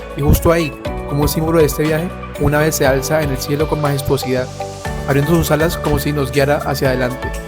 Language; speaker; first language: Spanish; native; Spanish